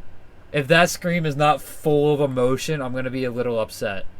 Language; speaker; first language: English; native; English